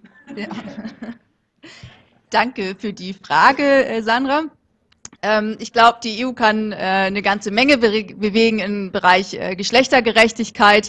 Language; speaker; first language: German; native; German